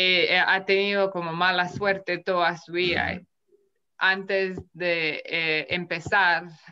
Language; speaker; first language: Spanish; non-native, fluent; Romanian